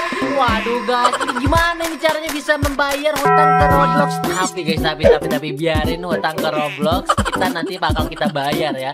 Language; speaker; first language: Indonesian; native; Indonesian